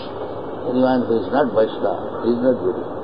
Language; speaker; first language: English; non-native, local second language; Bangla